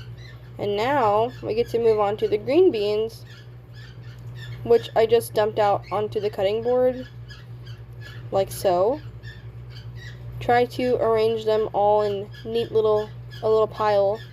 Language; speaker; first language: English; native; English